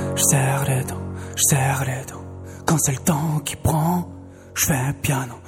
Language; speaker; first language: French; native; French